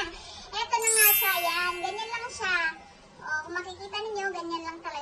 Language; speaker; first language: Filipino; non-native, local second language; Iloko